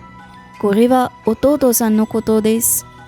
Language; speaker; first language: Japanese; non-native, fluent; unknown